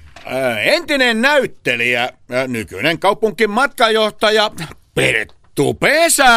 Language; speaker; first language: Finnish; native; Finnish